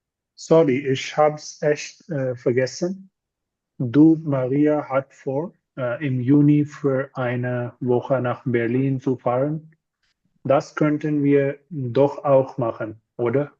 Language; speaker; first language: German; non-native, learner; Urdu